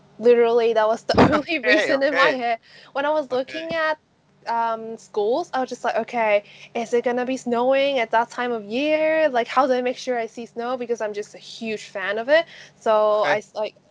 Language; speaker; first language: English; non-native, local second language; Cantonese